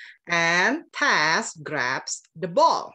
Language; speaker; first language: English; non-native, fluent; Indonesian